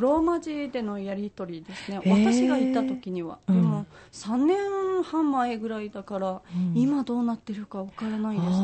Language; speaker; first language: Japanese; non-native, fluent; Mongolian